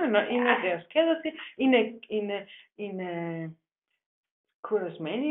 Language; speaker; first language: Greek; non-native, learner; German